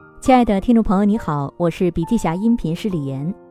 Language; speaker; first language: Chinese; native; Chinese